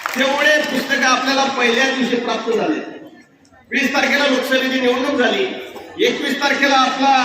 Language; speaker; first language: Marathi; native; Marathi